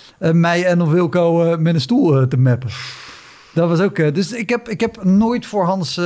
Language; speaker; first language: Dutch; native; Dutch